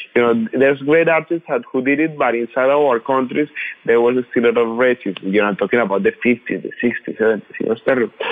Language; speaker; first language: English; non-native, fluent; Spanish